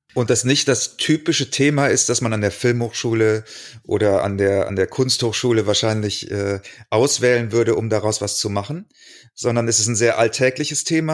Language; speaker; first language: German; native; German